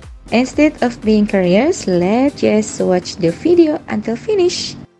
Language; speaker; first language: English; non-native, learner; Indonesian